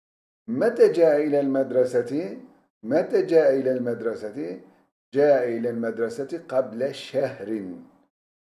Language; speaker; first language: Arabic; non-native, fluent; Turkish